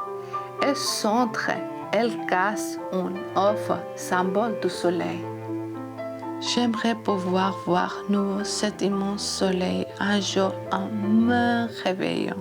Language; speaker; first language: French; non-native, learner; Georgian